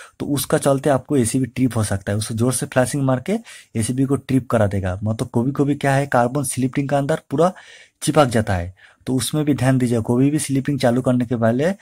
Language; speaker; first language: Hindi; non-native, local second language; Bangla